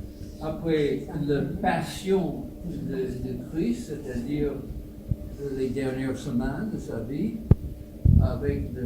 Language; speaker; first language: French; non-native, fluent; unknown